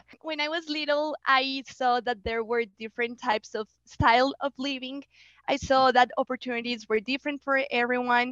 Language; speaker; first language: English; non-native, fluent; Spanish